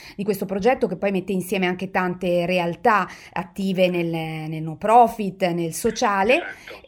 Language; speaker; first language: Italian; native; Italian